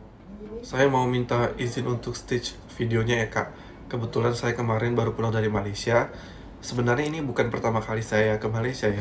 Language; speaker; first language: Indonesian; native; Indonesian